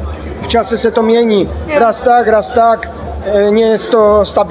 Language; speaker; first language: Polish; non-native, learner; Czech